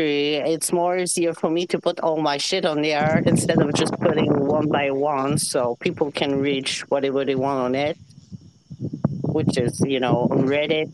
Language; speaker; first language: English; non-native, fluent; French